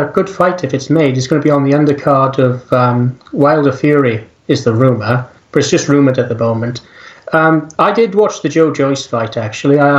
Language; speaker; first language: English; native; English